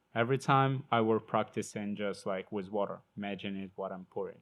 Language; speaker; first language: English; non-native, learner; Ukrainian